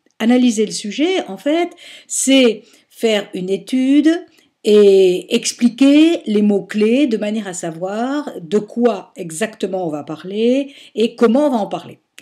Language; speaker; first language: French; native; French